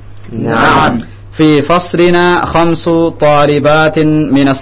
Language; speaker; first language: Arabic; non-native, fluent; Indonesian